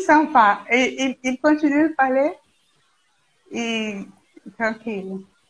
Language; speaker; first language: French; non-native, learner; Portuguese